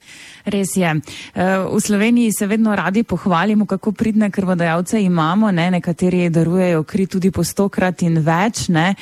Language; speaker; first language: Slovenian; native; Slovenian